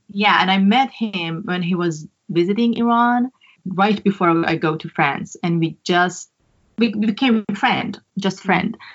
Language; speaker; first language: English; non-native, fluent; Persian